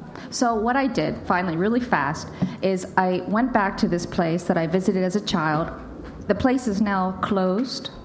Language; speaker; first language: English; native; English